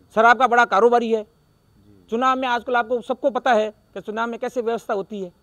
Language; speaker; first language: Hindi; native; Hindi